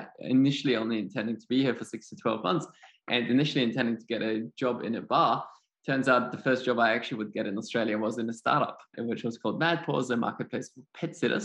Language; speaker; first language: English; non-native, fluent; German